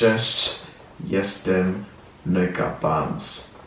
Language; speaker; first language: Polish; non-native, learner; English